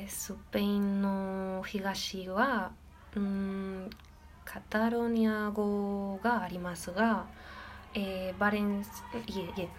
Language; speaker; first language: Japanese; non-native, learner; Spanish